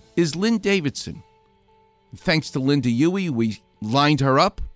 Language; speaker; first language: English; native; English